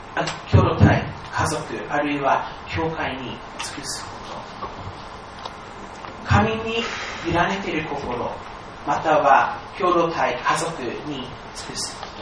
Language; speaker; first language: Japanese; non-native, fluent; English